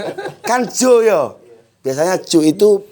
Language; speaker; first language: Indonesian; native; Indonesian